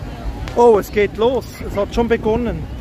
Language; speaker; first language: German; native; German